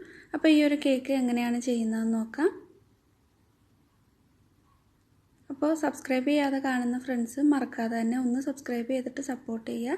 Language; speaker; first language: Malayalam; native; Malayalam